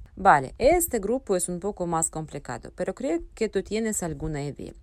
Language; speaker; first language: Spanish; non-native, fluent; Russian